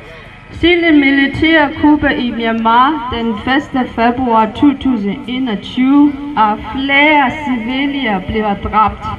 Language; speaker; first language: Danish; non-native, learner; Burmese